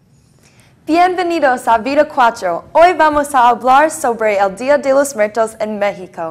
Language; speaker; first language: Spanish; non-native, learner; English